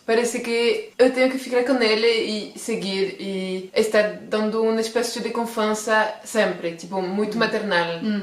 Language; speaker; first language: Portuguese; non-native, fluent; French